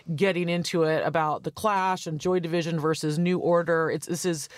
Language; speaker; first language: English; native; English